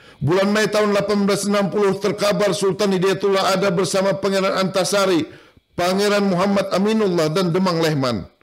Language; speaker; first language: Indonesian; non-native, local second language; Banjar